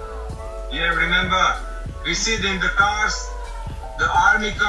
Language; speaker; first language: English; non-native, fluent; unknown